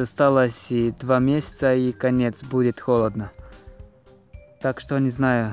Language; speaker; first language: Russian; non-native, fluent; Romanian